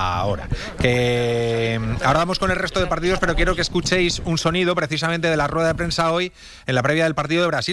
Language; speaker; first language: Spanish; native; Spanish